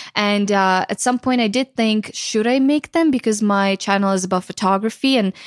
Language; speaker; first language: English; non-native, fluent; Ukrainian